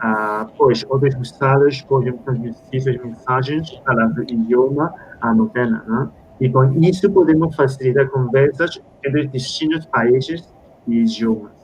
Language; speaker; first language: Portuguese; non-native, fluent; Spanish